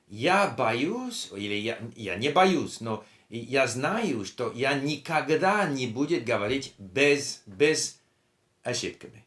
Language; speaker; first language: Russian; non-native, learner; English